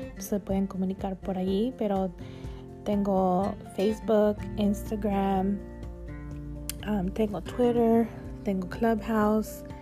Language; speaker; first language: Spanish; early bilingual, heritage; Spanish